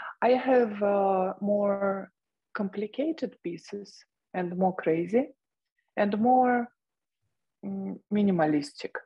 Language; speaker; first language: English; non-native, fluent; Russian